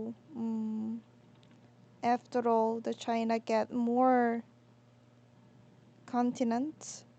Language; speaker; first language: English; non-native, learner; Korean